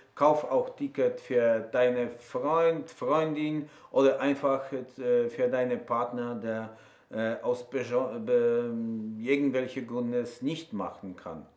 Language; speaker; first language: German; non-native, fluent; Polish